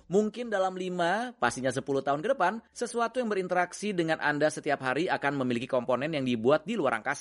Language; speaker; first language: Indonesian; native; Indonesian